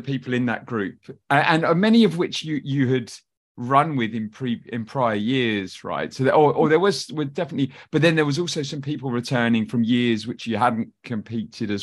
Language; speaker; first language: English; native; English